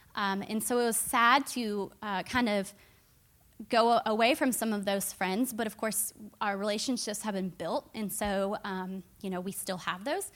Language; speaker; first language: English; native; English